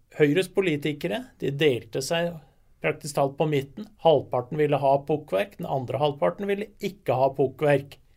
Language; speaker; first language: Norwegian; native; Norwegian